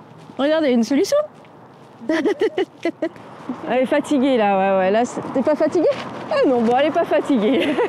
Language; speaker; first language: French; native; French